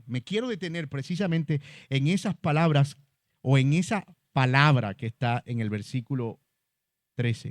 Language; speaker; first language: Spanish; native; Spanish